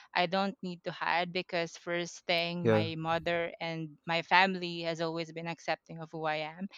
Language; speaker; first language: English; non-native, local second language; Pampanga